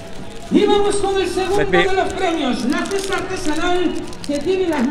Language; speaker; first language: Spanish; native; Spanish